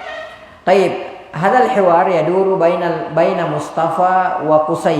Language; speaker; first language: Arabic; non-native, fluent; Indonesian